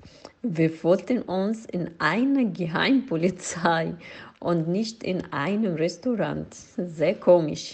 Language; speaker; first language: German; non-native, learner; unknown